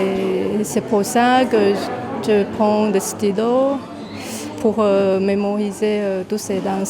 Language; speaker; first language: French; non-native, fluent; Chinese